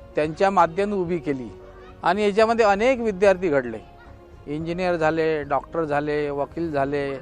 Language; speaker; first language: Marathi; native; Marathi